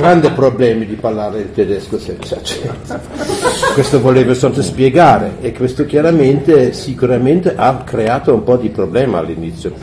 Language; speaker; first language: Italian; non-native, fluent; German